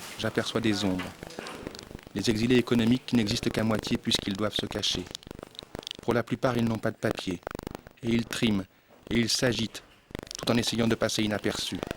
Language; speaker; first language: French; native; French